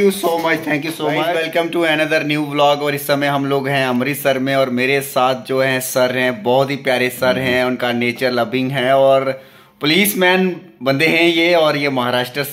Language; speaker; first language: Hindi; native; Hindi